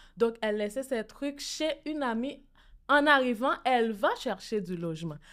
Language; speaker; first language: French; non-native, local second language; Haitian Creole